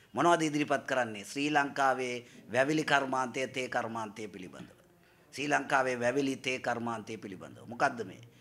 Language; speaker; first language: Sinhala; non-native, local second language; Tamil